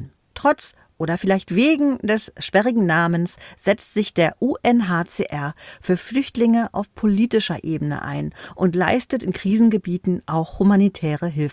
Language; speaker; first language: German; native; German